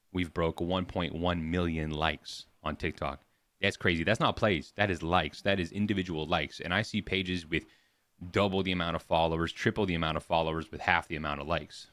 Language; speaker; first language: English; native; English